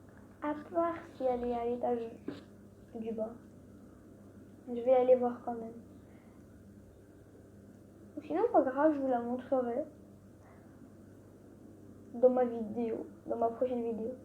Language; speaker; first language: French; native; French